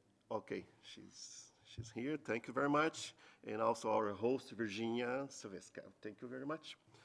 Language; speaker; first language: English; non-native, fluent; Portuguese